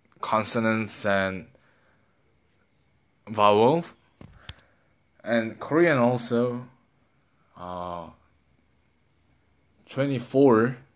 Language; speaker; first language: English; non-native, learner; Korean